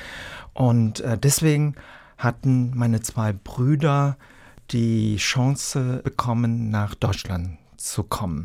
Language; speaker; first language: German; early bilingual, other home language; Vietnamese